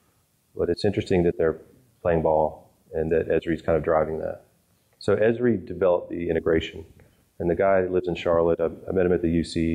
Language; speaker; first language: English; native; English